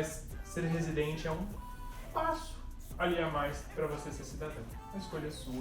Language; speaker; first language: Portuguese; native; Portuguese